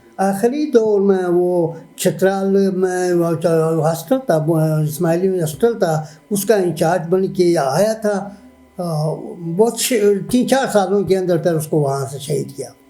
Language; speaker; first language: Urdu; non-native, local second language; Persian